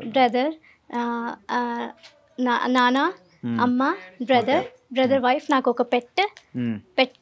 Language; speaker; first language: Telugu; non-native, learner; Malayalam